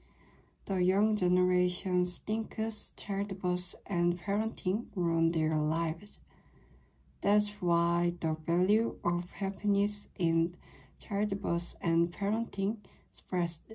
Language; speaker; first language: English; non-native, learner; Korean